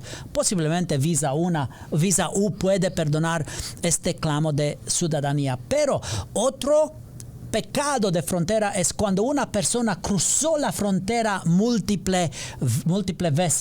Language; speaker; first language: Spanish; non-native, learner; English